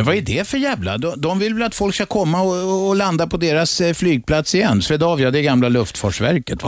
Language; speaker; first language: Swedish; native; Swedish